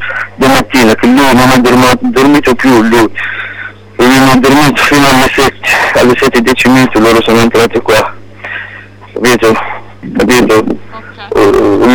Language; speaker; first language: Italian; non-native, local second language; Arabic